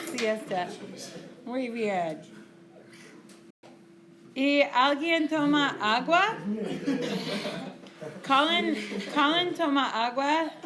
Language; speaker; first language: Spanish; non-native, fluent; English